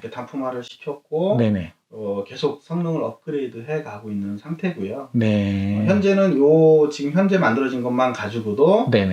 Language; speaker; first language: Korean; native; Korean